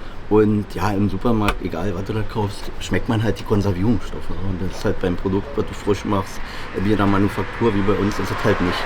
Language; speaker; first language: German; native; German